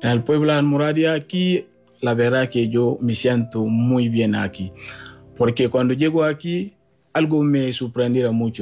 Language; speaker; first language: Spanish; non-native, learner; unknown